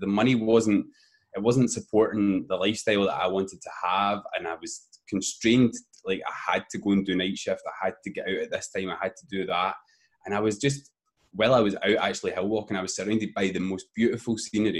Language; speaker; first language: English; native; English